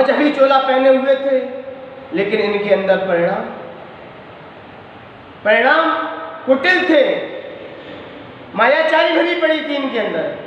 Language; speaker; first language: Hindi; native; Hindi